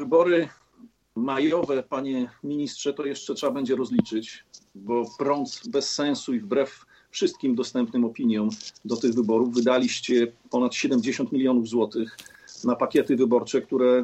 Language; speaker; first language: Polish; native; Polish